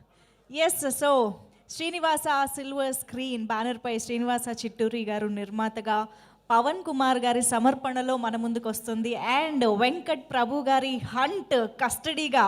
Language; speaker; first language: Telugu; native; Telugu